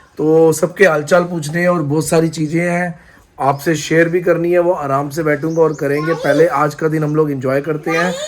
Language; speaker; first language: Hindi; non-native, local second language; Punjabi